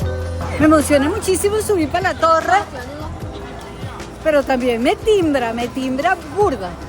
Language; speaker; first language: Spanish; native; Spanish